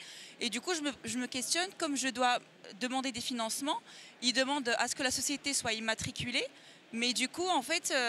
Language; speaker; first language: French; native; French